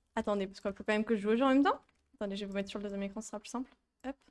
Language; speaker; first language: French; native; French